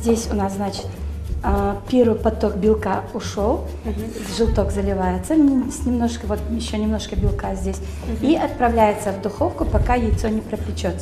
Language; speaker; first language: Russian; native; Russian